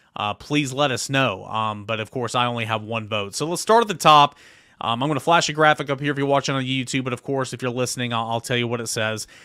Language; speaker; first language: English; native; English